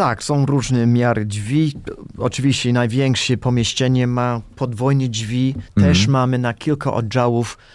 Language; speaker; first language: Polish; non-native, fluent; English